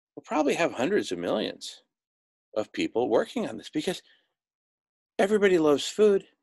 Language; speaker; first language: English; native; English